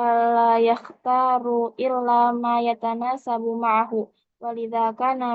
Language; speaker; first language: Arabic; non-native, fluent; Indonesian